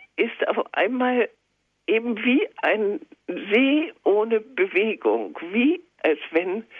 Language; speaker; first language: German; native; German